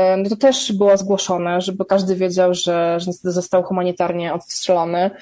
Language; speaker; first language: Polish; native; Polish